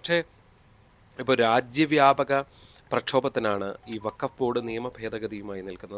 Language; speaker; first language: Malayalam; native; Malayalam